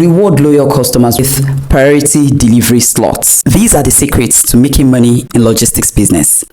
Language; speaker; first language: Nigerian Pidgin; non-native, local second language; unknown